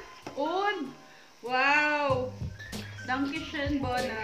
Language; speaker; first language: German; non-native, learner; Filipino